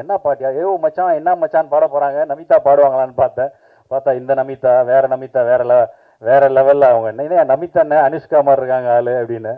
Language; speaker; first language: Tamil; native; Tamil